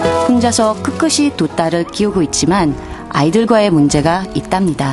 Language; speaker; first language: Korean; native; Korean